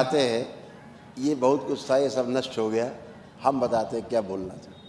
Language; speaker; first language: Hindi; native; Hindi